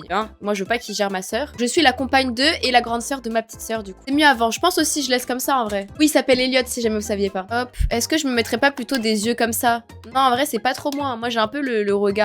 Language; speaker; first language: French; native; French